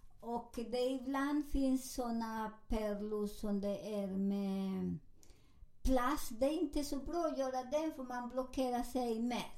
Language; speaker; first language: Swedish; non-native, learner; Spanish